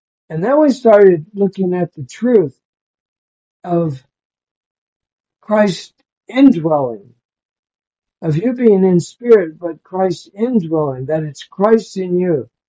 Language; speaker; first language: English; native; English